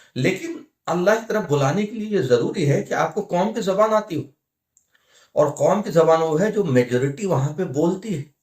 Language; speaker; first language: Urdu; native; Urdu